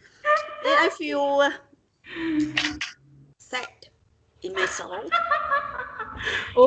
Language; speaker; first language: English; non-native, learner; Vietnamese